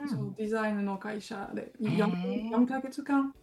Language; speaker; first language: Japanese; non-native, learner; French